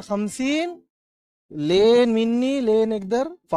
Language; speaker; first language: Arabic; non-native, learner; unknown